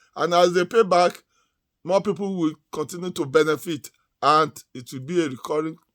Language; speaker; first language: English; non-native, local second language; Yoruba